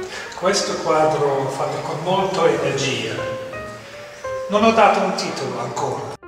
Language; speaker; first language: Italian; non-native, fluent; German